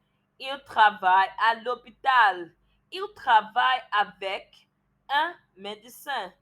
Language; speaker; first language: French; non-native, learner; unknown